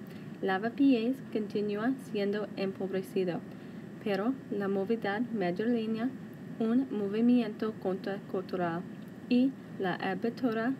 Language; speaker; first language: Spanish; non-native, learner; English